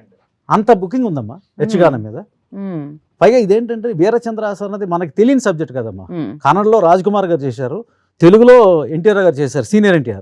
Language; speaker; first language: Telugu; native; Telugu